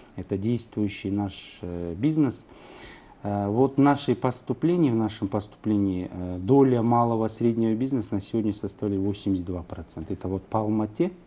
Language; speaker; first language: Russian; non-native, local second language; Kazakh